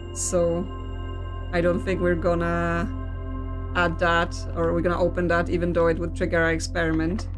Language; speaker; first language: English; native; English